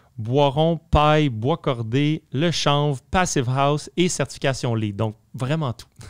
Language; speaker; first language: French; native; French